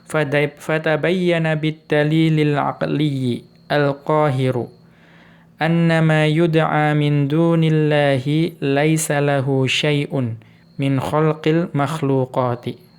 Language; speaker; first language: Arabic; non-native, fluent; Indonesian